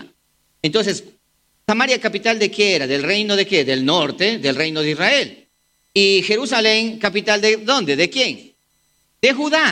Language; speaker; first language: Spanish; native; Spanish